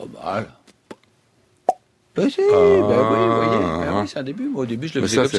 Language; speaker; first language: French; native; French